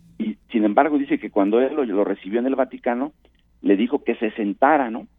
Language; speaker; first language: Spanish; native; Spanish